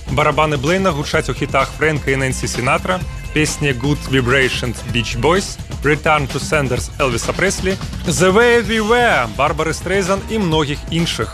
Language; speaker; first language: Belarusian; native; Belarusian